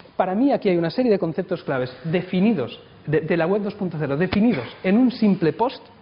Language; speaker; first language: Spanish; non-native, local second language; Catalan